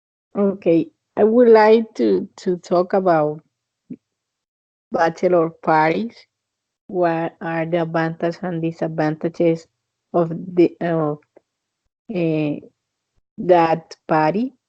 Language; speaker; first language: English; non-native, fluent; Spanish